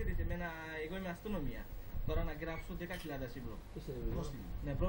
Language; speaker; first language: Greek; non-native, learner; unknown